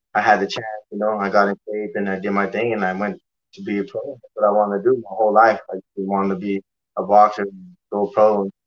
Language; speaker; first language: English; native; English